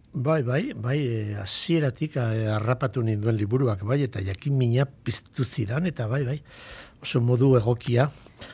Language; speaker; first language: Basque; non-native, local second language; Spanish